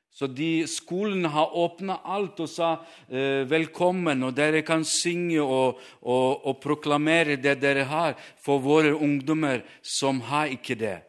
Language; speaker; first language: Norwegian; non-native, fluent; Ukrainian